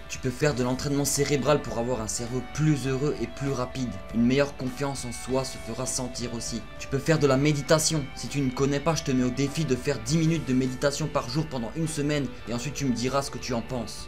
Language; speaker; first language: French; native; French